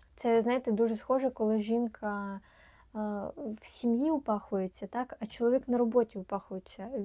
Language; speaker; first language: Ukrainian; non-native, local second language; Russian